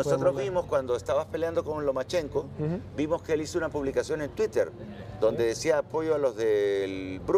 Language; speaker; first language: Spanish; native; Spanish